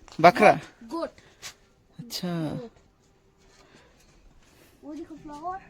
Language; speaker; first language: Hindi; non-native, local second language; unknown